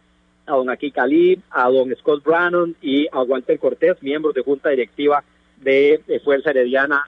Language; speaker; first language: Spanish; native; Spanish